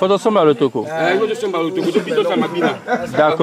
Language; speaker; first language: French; non-native, local second language; Lingala